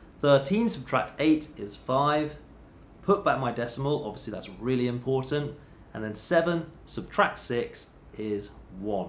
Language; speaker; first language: English; native; English